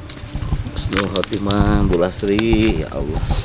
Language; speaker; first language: Indonesian; native; Indonesian